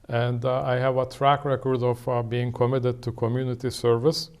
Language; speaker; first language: English; non-native, fluent; Turkish